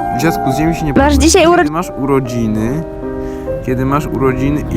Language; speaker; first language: Polish; native; Polish